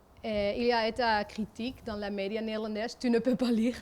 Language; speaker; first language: French; non-native, learner; Dutch